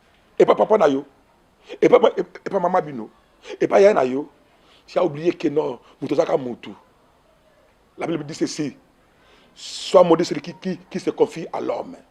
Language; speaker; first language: French; non-native, local second language; Lingala